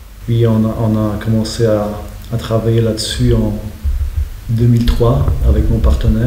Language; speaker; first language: French; non-native, fluent; Polish